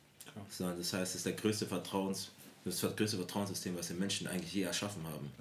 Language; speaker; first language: German; native; German